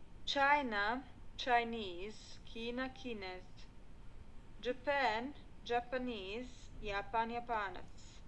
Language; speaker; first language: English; non-native, fluent; Croatian